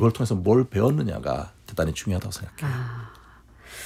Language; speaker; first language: Korean; native; Korean